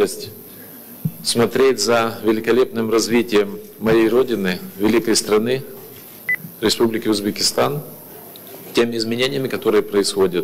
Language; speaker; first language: Russian; native; Russian